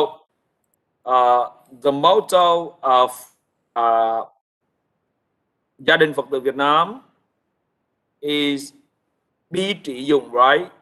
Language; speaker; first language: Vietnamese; native; Vietnamese